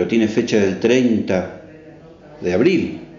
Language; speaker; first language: Spanish; native; Spanish